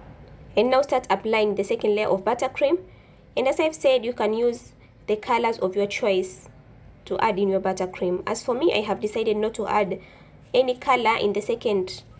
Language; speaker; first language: English; non-native, local second language; Swahili